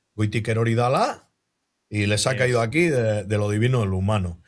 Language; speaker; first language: Spanish; non-native, local second language; Basque